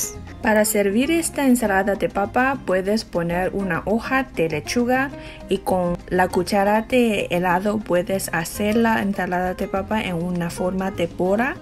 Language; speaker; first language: Spanish; non-native, fluent; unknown